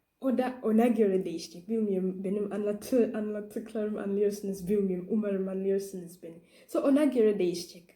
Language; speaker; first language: Turkish; non-native, learner; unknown